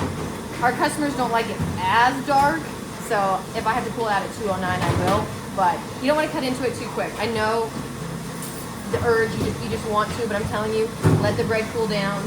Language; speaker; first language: English; native; English